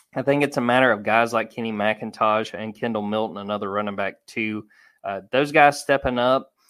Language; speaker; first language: English; native; English